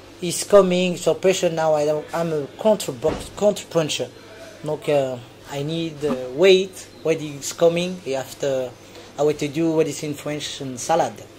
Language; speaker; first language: English; non-native, learner; French